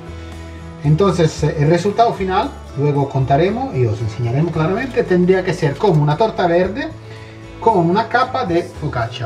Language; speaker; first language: Spanish; non-native, fluent; Italian